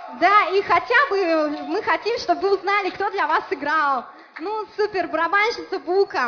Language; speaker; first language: Russian; native; Russian